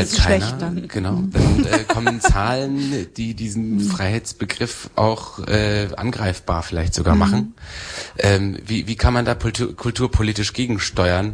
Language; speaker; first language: German; native; German